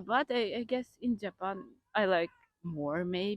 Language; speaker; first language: English; non-native, fluent; Ukrainian